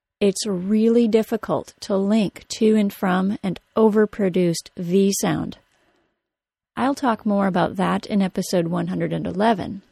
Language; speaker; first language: English; native; English